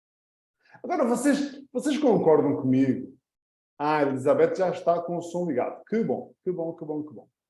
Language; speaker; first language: Portuguese; early bilingual, heritage; Portuguese